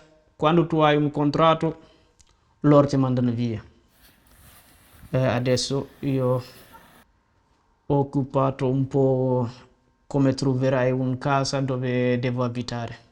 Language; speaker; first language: Italian; non-native, learner; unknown